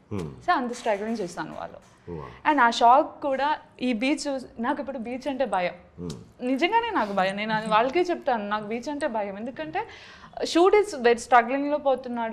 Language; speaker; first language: Telugu; non-native, learner; Malayalam